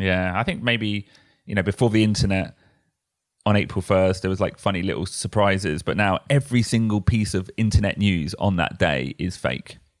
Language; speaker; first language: English; native; English